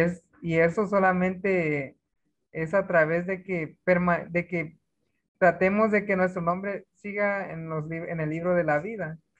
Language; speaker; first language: Spanish; native; Spanish